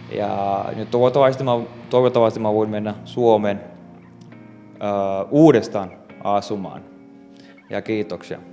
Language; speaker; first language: Finnish; non-native, fluent; Spanish